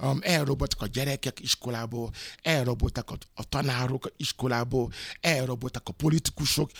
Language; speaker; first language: Hungarian; non-native, learner; Yoruba